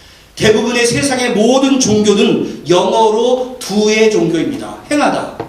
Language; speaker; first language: Korean; native; Korean